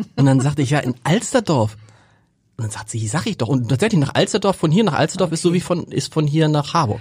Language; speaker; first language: German; native; German